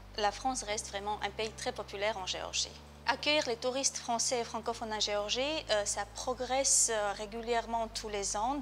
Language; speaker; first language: French; non-native, fluent; Georgian